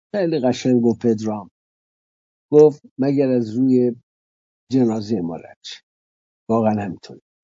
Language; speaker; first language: Persian; native; Persian